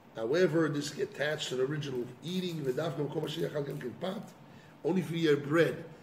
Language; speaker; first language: English; non-native, fluent; Hebrew